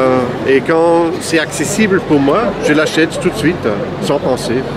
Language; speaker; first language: French; non-native, local second language; Dutch